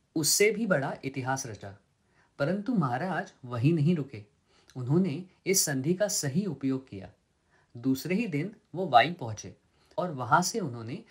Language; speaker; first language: Hindi; non-native, local second language; Marathi